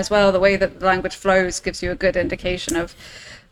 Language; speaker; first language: English; native; English